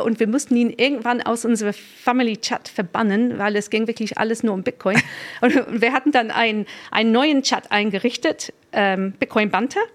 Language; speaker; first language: German; non-native, fluent; English